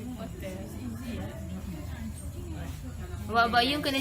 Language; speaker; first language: English; non-native, local second language; Malay